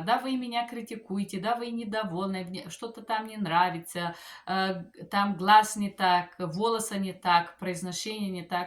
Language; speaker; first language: Russian; non-native, fluent; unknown